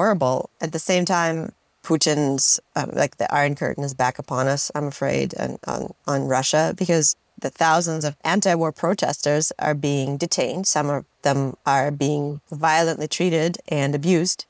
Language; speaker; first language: English; non-native, fluent; Russian